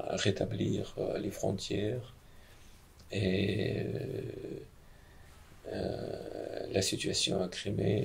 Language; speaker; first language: French; non-native, fluent; Ukrainian